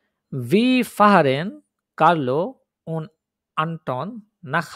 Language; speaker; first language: German; non-native, fluent; Bangla